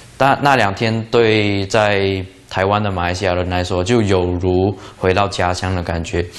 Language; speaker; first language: Chinese; native; Chinese